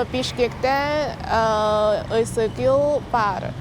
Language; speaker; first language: Kyrgyz; non-native, learner; Chinese